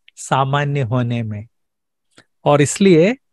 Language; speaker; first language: Hindi; native; Hindi